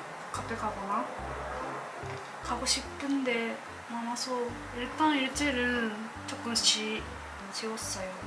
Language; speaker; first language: Korean; non-native, learner; Japanese